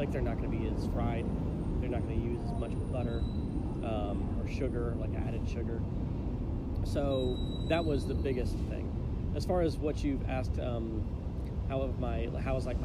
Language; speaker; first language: English; native; English